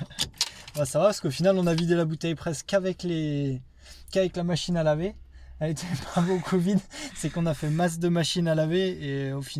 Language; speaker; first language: French; native; French